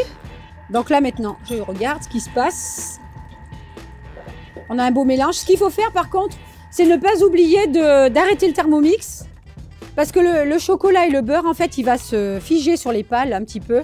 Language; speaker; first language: French; native; French